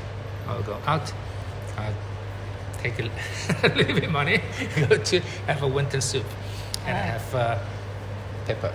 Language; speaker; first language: English; non-native, learner; Chinese